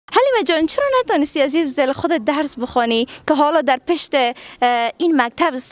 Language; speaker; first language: Persian; native; Persian